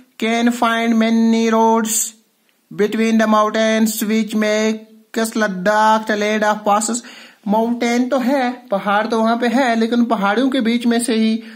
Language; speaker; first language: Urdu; non-native, local second language; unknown